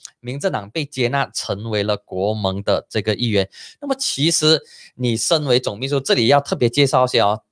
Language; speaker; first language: Chinese; native; Chinese